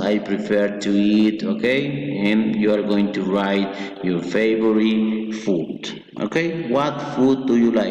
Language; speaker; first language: English; non-native, fluent; Spanish